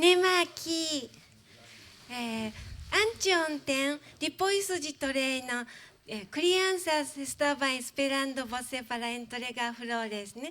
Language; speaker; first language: Portuguese; non-native, fluent; Arabic